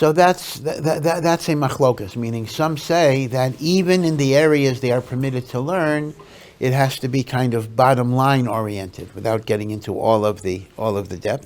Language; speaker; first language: English; native; English